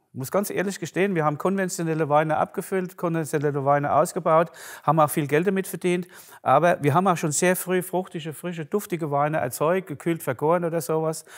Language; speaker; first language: German; native; German